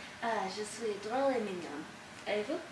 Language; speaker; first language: French; non-native, learner; English